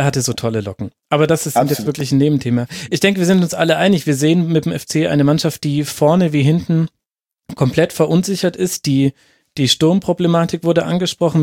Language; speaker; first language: German; native; German